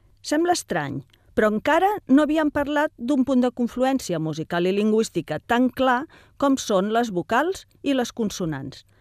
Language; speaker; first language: Catalan; native; Catalan